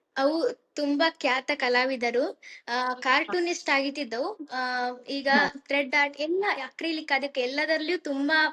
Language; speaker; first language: Kannada; native; Kannada